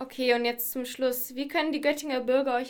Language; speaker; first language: German; native; German